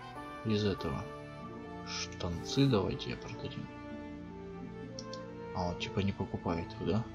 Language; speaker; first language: Russian; native; Russian